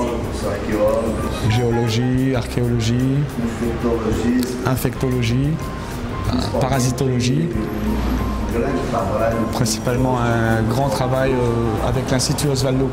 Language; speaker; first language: French; non-native, fluent; Portuguese